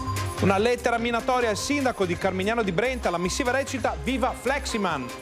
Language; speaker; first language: Italian; native; Italian